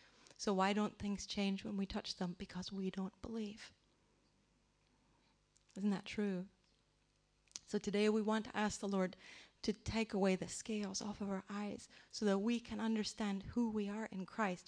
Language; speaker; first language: English; native; English